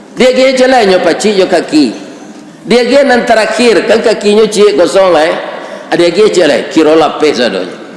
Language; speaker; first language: Malay; non-native, local second language; Minangkabau